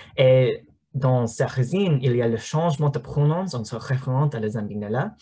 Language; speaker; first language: French; non-native, learner; English